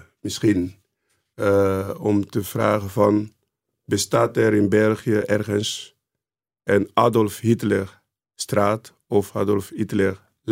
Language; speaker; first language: Dutch; non-native, fluent; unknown